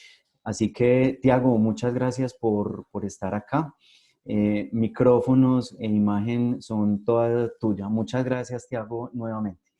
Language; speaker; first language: Spanish; native; Spanish